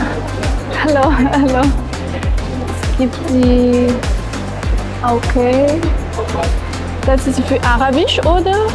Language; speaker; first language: German; non-native, learner; Chinese